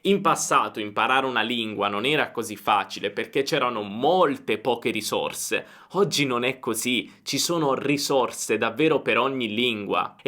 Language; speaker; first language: Italian; native; Italian